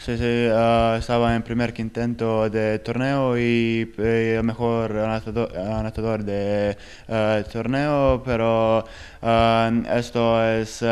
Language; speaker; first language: Spanish; non-native, fluent; Bosnian